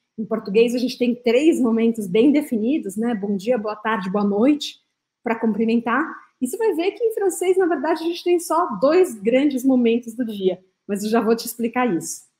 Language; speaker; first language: Portuguese; non-native, fluent; French